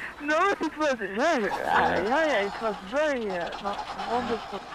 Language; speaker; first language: English; non-native, learner; French